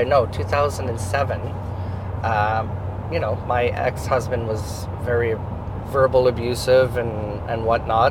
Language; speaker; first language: English; native; English